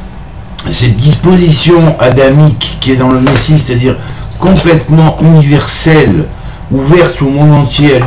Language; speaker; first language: French; native; French